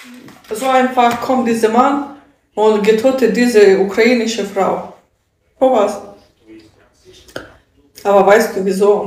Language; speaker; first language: German; non-native, learner; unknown